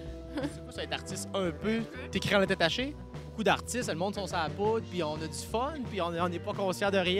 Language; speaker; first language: French; native; French